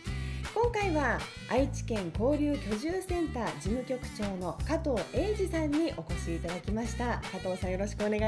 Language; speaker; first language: Japanese; native; Japanese